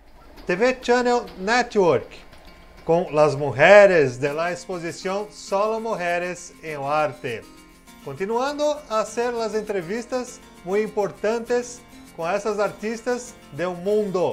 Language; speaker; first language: Spanish; non-native, learner; Portuguese